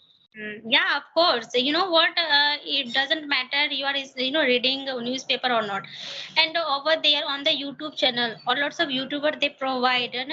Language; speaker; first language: English; non-native, learner; Hindi